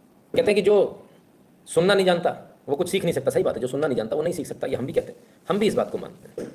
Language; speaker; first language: Hindi; native; Hindi